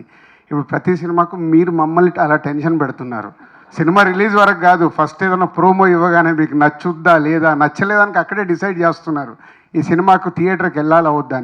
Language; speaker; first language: Telugu; native; Telugu